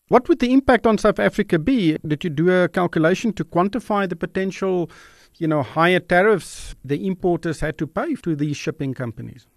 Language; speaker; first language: English; non-native, local second language; Afrikaans